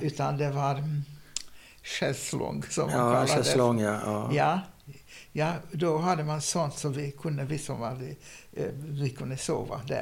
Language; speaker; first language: Swedish; non-native, fluent; Hungarian